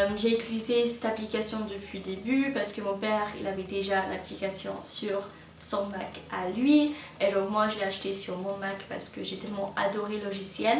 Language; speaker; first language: French; non-native, fluent; English